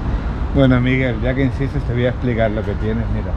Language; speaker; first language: Spanish; native; Spanish